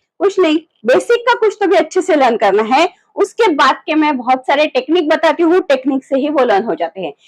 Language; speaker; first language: Hindi; non-native, local second language; Marathi